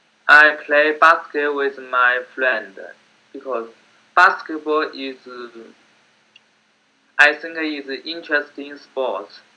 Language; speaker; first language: English; non-native, learner; Chinese